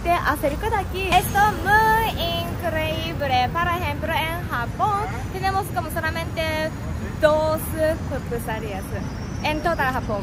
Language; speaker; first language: Spanish; non-native, learner; Japanese